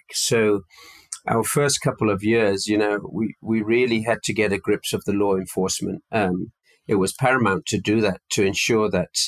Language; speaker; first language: English; native; English